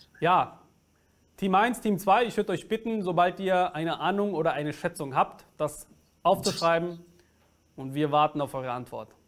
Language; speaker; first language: German; native; German